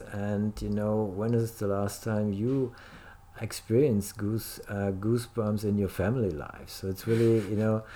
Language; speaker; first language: English; non-native, fluent; German